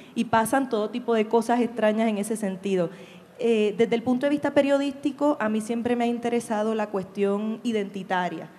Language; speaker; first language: Spanish; native; Spanish